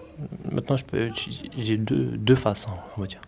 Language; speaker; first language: French; early bilingual, other home language; Arabic